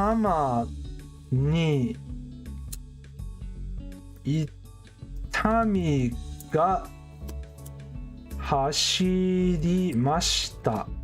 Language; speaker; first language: Japanese; non-native, learner; English